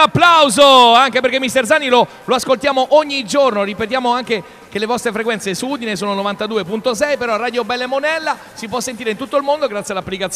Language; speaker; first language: Italian; native; Italian